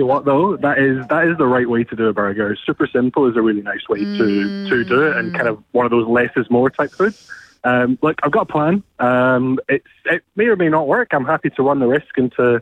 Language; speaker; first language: English; native; English